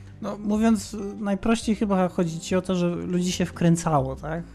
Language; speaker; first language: Polish; native; Polish